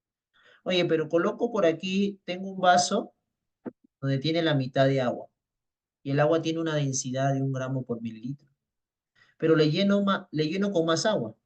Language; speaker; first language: Spanish; native; Spanish